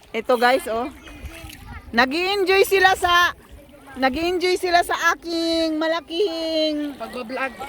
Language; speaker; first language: Filipino; non-native, local second language; Waray